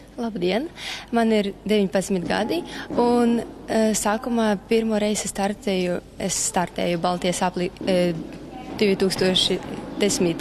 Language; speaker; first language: Latvian; non-native, local second language; Russian